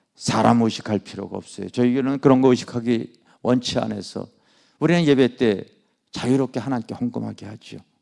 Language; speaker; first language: Korean; native; Korean